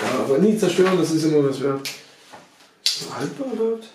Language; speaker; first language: German; native; German